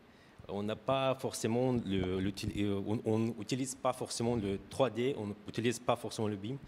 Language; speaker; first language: French; non-native, fluent; Romanian